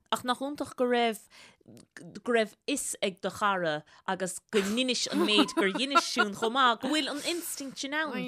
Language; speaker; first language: Irish; native; Irish